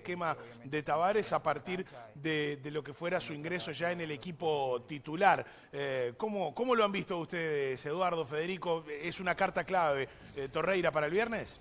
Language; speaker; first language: Spanish; native; Spanish